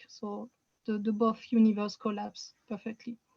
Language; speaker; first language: English; non-native, fluent; French